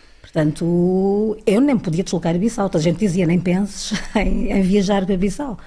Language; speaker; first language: Portuguese; early bilingual, other home language; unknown